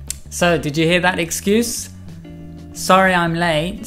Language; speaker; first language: English; native; English